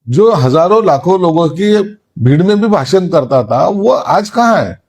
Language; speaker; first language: Hindi; non-native, local second language; Marathi